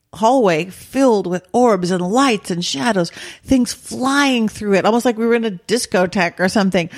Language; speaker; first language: English; native; English